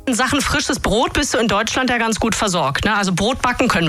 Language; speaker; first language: German; native; German